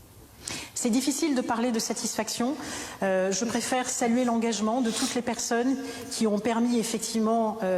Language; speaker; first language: French; native; French